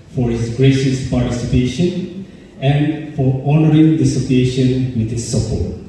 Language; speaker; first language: English; non-native, local second language; Nepali